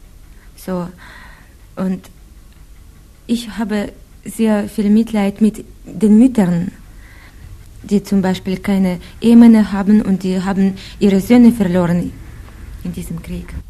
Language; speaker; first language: German; non-native, fluent; Russian